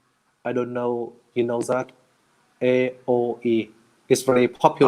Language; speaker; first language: English; non-native, learner; Vietnamese